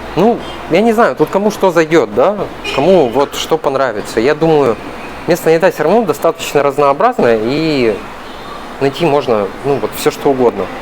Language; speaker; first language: Russian; native; Russian